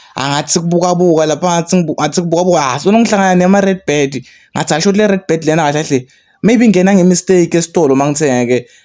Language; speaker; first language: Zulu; non-native, local second language; Swati